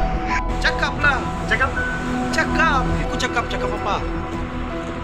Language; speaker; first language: Indonesian; non-native, learner; Bangla